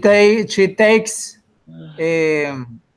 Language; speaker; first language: English; non-native, learner; Spanish